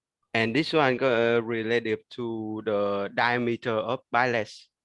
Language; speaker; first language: English; non-native, learner; Vietnamese